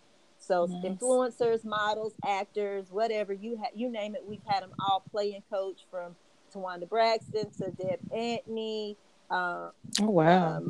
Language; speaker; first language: English; native; English